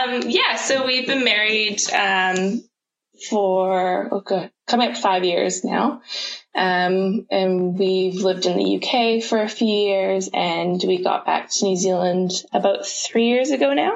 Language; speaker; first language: English; native; English